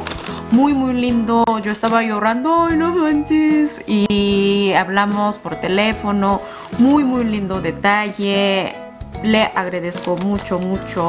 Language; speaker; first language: Spanish; non-native, learner; Korean